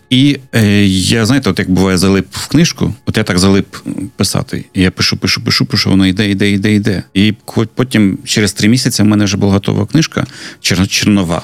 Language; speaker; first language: Ukrainian; non-native, local second language; Russian